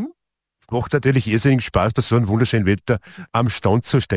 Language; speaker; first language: German; native; German